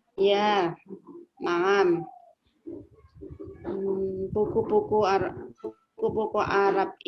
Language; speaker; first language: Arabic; non-native, learner; Indonesian